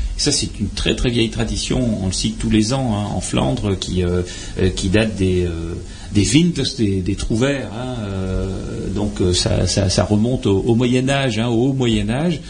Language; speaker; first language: French; native; French